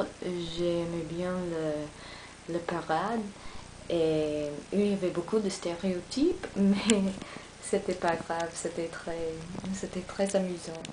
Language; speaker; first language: French; non-native, learner; English